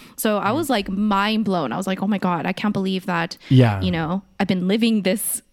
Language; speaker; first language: English; early bilingual, other home language; Korean